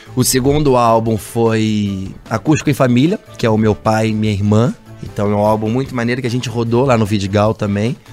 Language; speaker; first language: Portuguese; native; Portuguese